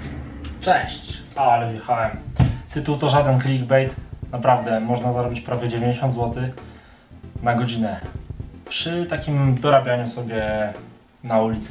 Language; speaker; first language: Polish; native; Polish